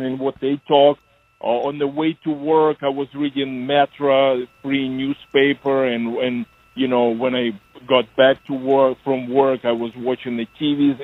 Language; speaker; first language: English; non-native, fluent; Ukrainian